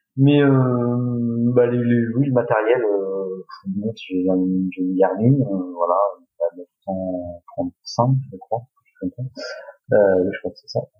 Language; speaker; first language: French; native; French